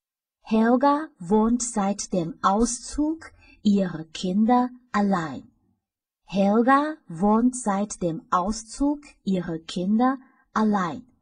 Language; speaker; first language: German; non-native, fluent; Chinese